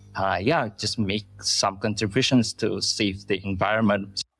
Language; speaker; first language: English; non-native, fluent; Indonesian